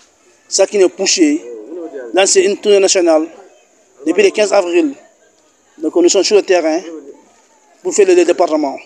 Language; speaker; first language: French; non-native, local second language; Wolof